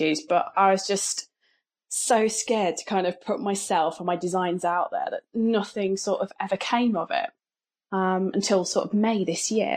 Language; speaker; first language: English; native; English